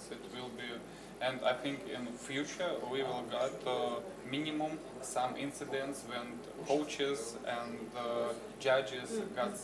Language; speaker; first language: English; non-native, learner; Russian